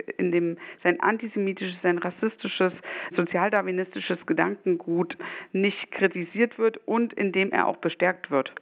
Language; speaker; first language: German; native; German